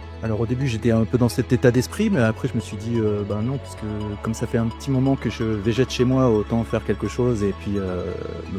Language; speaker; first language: French; native; French